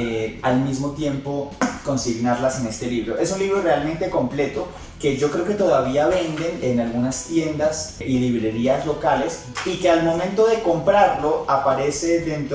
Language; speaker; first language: Spanish; native; Spanish